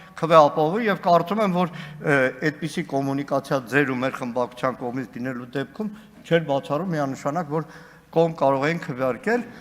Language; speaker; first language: Armenian; native; Armenian